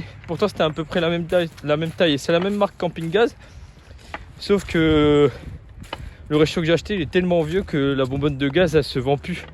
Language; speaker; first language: French; native; French